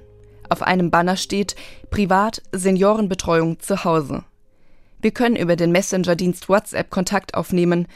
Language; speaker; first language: German; native; German